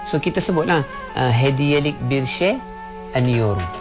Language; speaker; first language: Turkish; non-native, learner; Malay